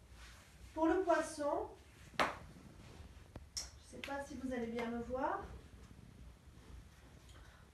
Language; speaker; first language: French; native; French